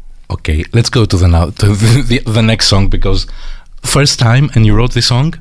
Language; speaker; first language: English; non-native, fluent; Greek